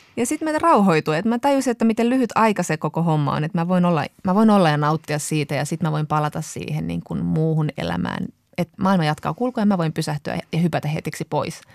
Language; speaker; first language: Finnish; native; Finnish